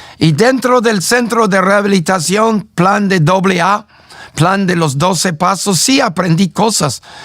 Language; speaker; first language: Spanish; non-native, fluent; English